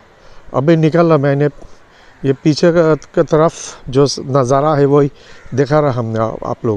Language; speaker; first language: Hindi; non-native, fluent; Bangla